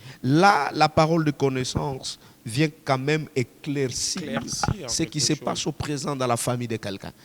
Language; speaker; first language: French; non-native, local second language; Swahili